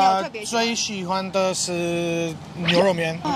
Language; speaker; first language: Chinese; non-native, fluent; English